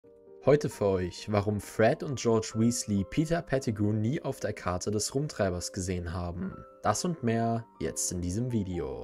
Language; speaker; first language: German; native; German